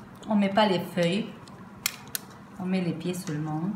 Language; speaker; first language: French; non-native, fluent; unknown